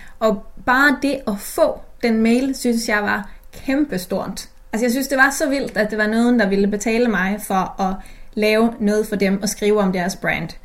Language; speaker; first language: Danish; native; Danish